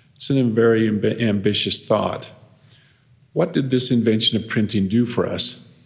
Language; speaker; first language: English; native; English